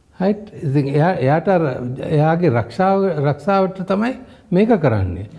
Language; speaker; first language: Sinhala; non-native, local second language; Tamil